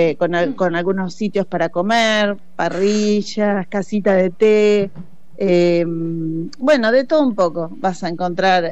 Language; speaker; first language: Spanish; native; Spanish